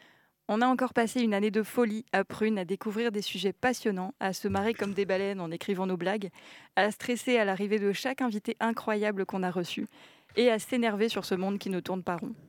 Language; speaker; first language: French; native; French